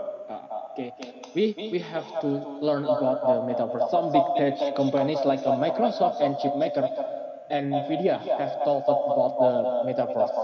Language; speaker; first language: English; non-native, learner; Indonesian